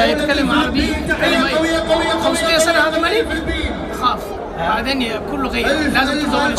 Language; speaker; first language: Arabic; non-native, learner; Chinese